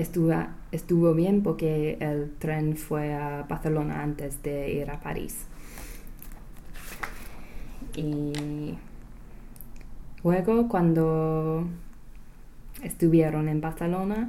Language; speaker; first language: Spanish; non-native, learner; English